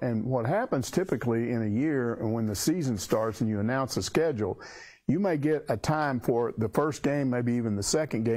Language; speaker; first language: English; native; English